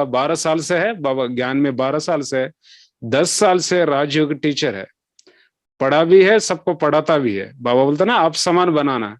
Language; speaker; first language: Hindi; non-native, local second language; Telugu